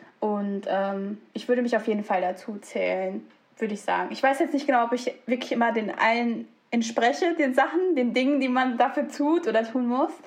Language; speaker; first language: German; early bilingual, other home language; Turkish